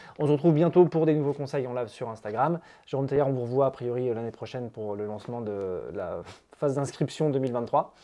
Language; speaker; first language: French; native; French